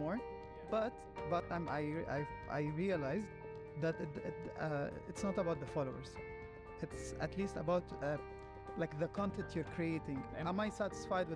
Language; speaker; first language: English; non-native, fluent; Arabic